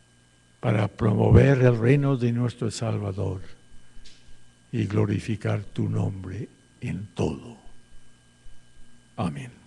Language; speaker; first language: Spanish; non-native, fluent; English